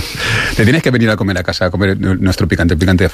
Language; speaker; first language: Spanish; native; Spanish